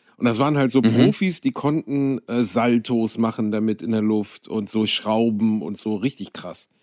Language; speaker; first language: German; native; German